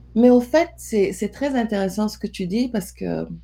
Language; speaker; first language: French; non-native, local second language; Wolof